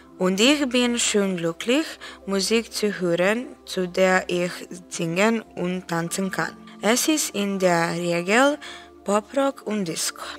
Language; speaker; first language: German; non-native, learner; Serbian